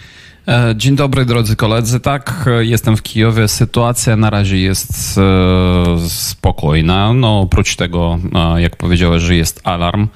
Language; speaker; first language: Polish; non-native, fluent; Ukrainian